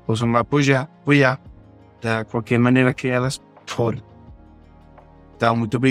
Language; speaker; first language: Portuguese; non-native, fluent; Spanish